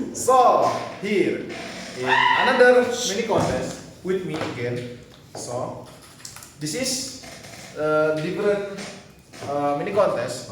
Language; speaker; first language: English; non-native, learner; Indonesian